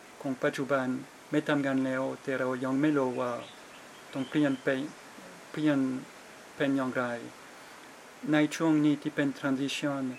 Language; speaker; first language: Thai; non-native, fluent; French